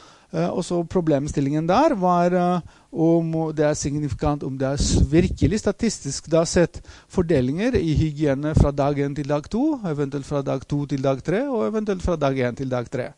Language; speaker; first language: Norwegian; non-native, fluent; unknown